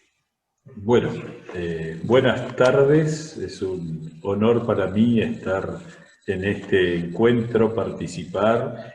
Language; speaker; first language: Spanish; native; Spanish